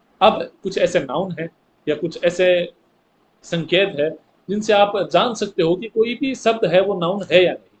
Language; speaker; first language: Hindi; native; Hindi